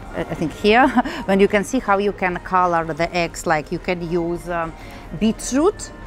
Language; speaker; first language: English; non-native, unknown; Russian